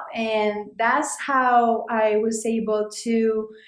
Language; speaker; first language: English; non-native, fluent; Spanish